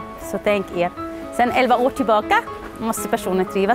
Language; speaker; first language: Swedish; non-native, fluent; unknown